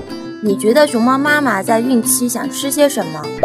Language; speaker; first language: Chinese; native; Chinese